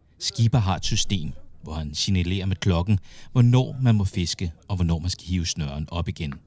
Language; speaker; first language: Danish; native; Danish